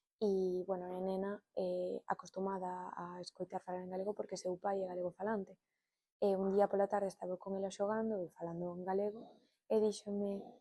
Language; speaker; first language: Galician; non-native, local second language; Spanish